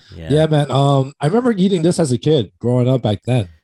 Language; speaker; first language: English; native; English